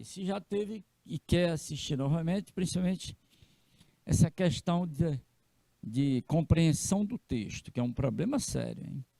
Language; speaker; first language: Portuguese; native; Portuguese